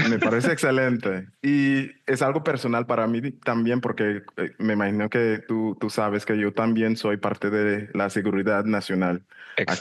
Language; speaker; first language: Spanish; non-native, fluent; English